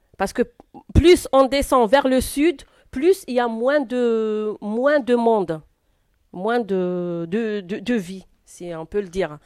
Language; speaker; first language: French; non-native, local second language; Arabic